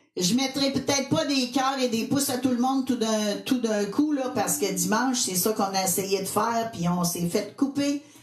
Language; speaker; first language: French; native; French